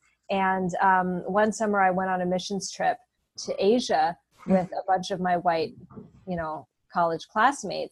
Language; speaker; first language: English; native; English